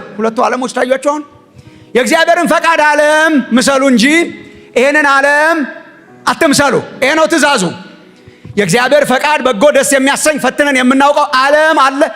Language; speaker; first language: Amharic; native; Amharic